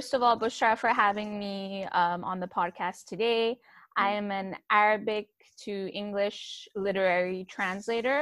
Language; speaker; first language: English; non-native, local second language; Urdu